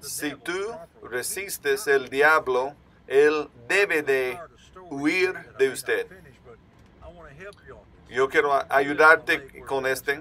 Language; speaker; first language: Spanish; non-native, learner; English